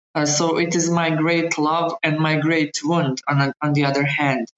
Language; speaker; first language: English; non-native, fluent; Bosnian